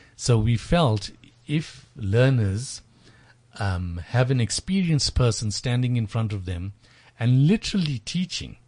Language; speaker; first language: English; native; English